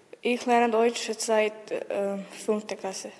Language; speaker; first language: German; non-native, learner; Serbian